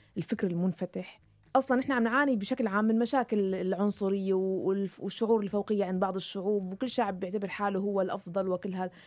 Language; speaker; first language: Arabic; native; Arabic